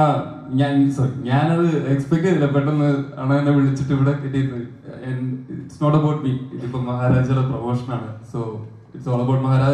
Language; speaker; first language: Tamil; non-native, learner; Malayalam